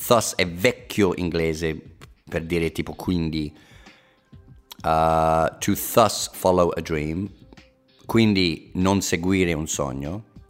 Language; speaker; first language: Italian; non-native, fluent; English